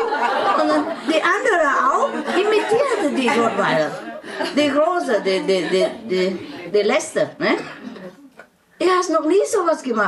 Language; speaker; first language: German; non-native, learner; Vietnamese